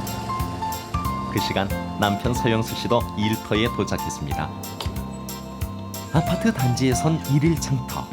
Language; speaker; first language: Korean; native; Korean